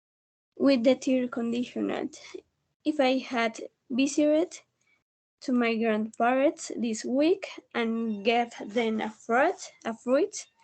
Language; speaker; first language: English; non-native, learner; Spanish